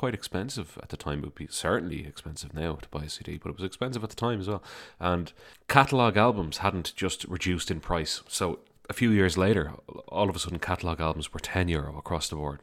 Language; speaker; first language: English; native; English